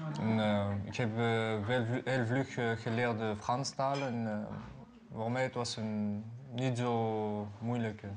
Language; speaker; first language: Dutch; non-native, learner; Aramaic